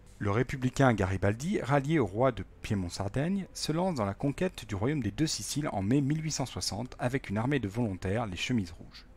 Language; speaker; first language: French; native; French